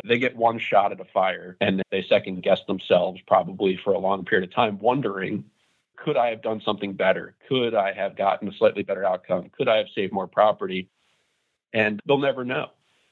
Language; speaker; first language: English; native; English